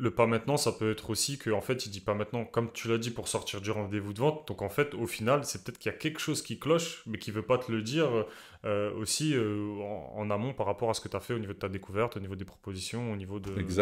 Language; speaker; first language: French; native; French